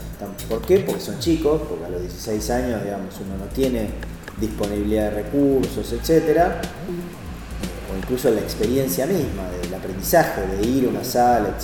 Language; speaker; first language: Spanish; native; Spanish